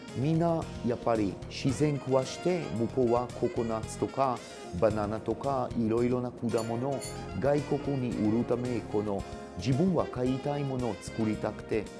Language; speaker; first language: Japanese; non-native, fluent; Hebrew